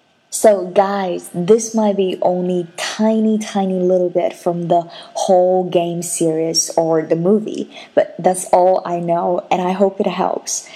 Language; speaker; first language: English; non-native, fluent; Chinese